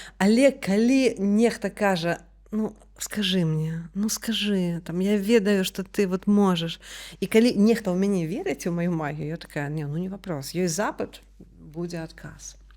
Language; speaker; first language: Belarusian; non-native, local second language; Russian